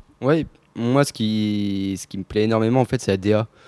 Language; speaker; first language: French; native; French